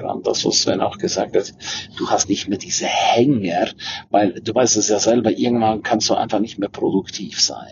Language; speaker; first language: German; native; German